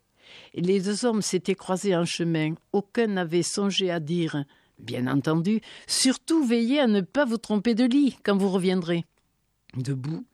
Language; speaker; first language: French; native; French